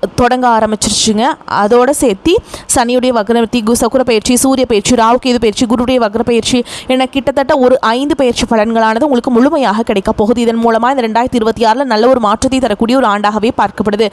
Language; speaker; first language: Tamil; native; Tamil